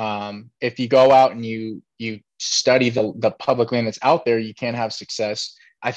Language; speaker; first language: English; native; English